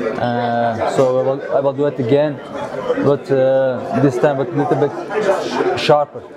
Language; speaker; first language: English; non-native, learner; Armenian